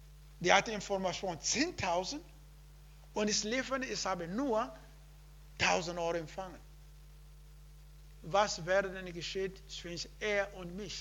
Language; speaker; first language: German; non-native, learner; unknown